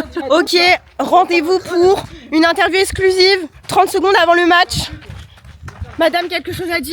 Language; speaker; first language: French; native; French